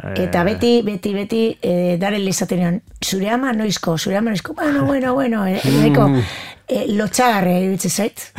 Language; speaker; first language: Basque; native; Basque